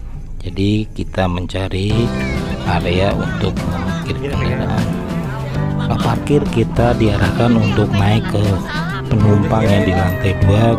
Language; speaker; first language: Indonesian; native; Indonesian